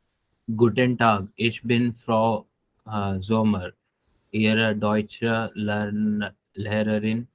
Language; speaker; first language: German; non-native, learner; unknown